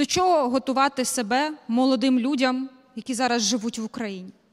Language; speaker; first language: Ukrainian; native; Ukrainian